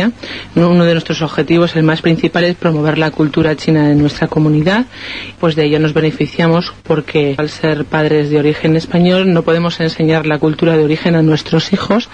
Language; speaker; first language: Spanish; native; Spanish